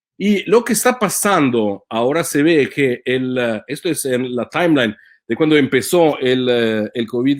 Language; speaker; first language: Spanish; non-native, fluent; Italian